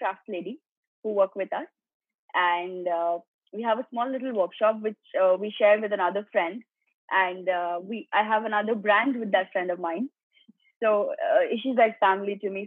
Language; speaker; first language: English; non-native, local second language; Gujarati